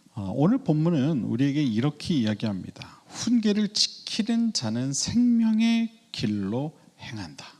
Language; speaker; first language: Korean; native; Korean